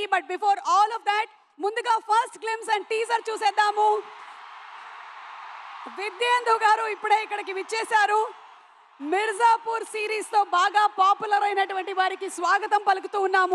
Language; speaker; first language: Telugu; native; Telugu